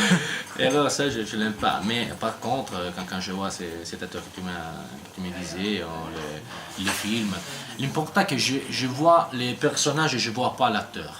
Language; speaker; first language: French; non-native, learner; Italian